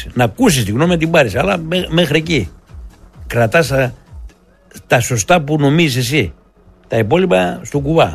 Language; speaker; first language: Greek; native; Greek